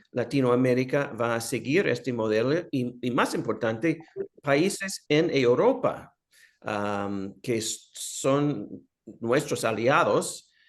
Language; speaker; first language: Spanish; non-native, fluent; English